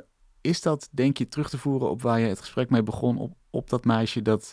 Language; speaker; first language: Dutch; native; Dutch